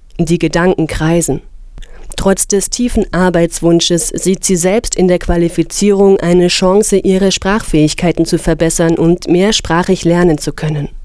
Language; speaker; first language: German; native; German